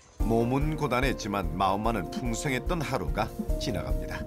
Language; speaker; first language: Korean; native; Korean